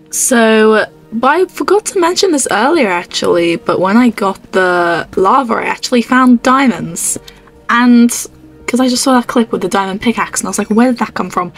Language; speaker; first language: English; native; English